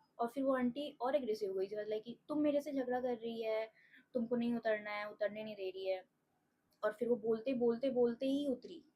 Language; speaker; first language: Hindi; native; Hindi